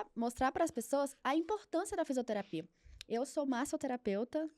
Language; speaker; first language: Portuguese; native; Portuguese